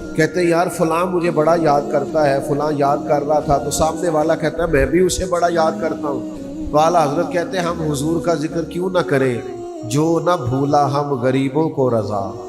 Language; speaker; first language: Urdu; non-native, local second language; Punjabi